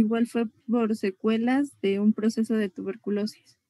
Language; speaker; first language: Spanish; native; Spanish